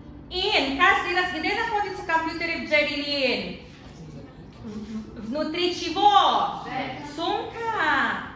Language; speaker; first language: Russian; non-native, learner; Filipino